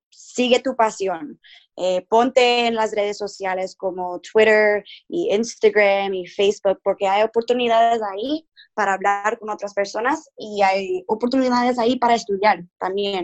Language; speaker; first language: Spanish; early bilingual, heritage; Spanish